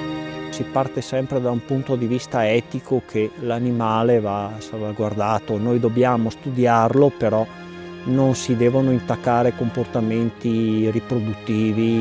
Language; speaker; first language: Italian; native; Italian